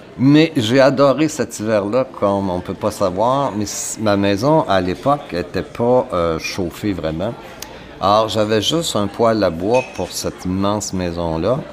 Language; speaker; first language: French; native; French